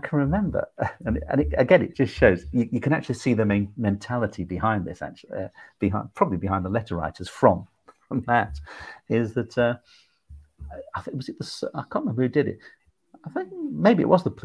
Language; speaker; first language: English; native; English